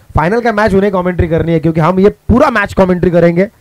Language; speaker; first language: Hindi; non-native, local second language; Marathi